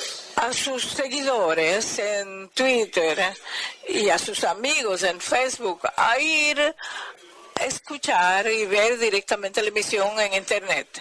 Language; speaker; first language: Spanish; non-native, fluent; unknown